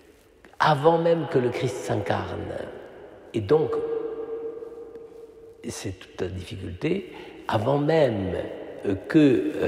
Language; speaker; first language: French; native; French